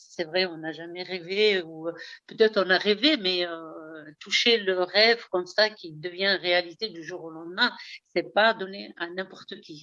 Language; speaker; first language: French; early bilingual, heritage; Arabic